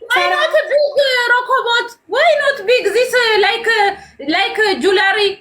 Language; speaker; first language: English; non-native, learner; Amharic